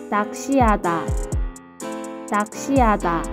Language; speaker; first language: Korean; native; Korean